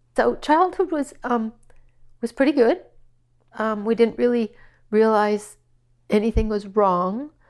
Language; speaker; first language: English; native; English